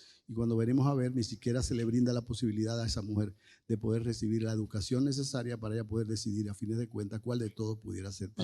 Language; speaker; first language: Spanish; native; Spanish